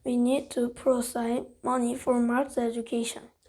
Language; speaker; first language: English; non-native, fluent; Korean